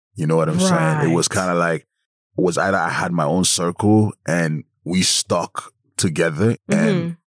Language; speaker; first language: English; non-native, local second language; Yoruba